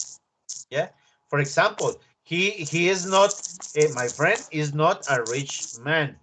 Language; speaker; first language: English; non-native, learner; Spanish